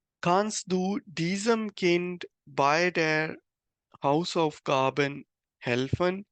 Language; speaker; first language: German; non-native, fluent; Urdu